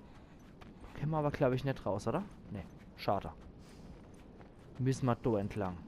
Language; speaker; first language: German; native; German